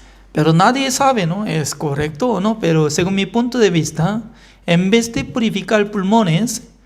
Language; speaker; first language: Spanish; non-native, fluent; Korean